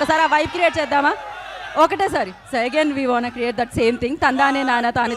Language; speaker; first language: Telugu; native; Telugu